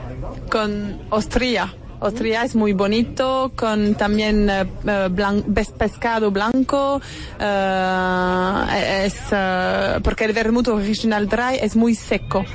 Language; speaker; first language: Spanish; non-native, fluent; French